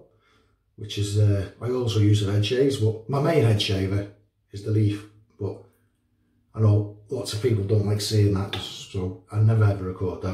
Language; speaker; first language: English; native; English